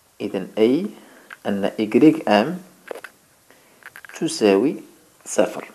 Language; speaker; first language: Arabic; native; Arabic